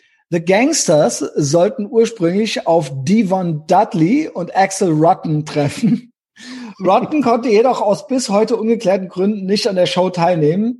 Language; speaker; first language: German; native; German